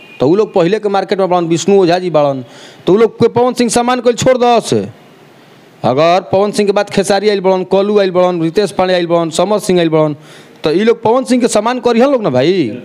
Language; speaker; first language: Bhojpuri; native; Bhojpuri